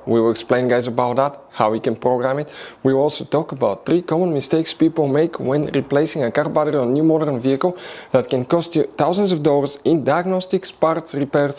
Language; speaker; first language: English; non-native, fluent; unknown